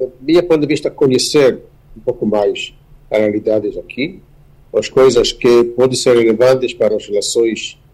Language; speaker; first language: Portuguese; non-native, fluent; Hebrew